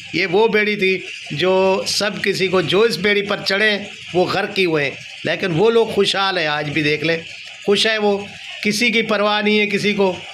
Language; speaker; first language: Urdu; non-native, local second language; Punjabi